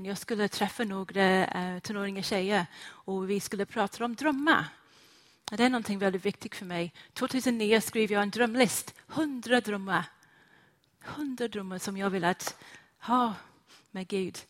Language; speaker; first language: Swedish; non-native, fluent; English